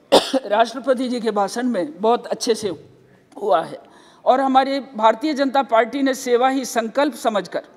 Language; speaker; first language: Hindi; native; Hindi